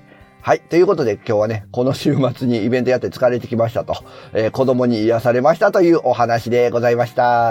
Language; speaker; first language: Japanese; native; Japanese